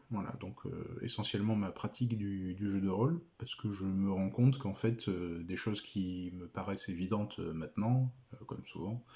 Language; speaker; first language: French; native; French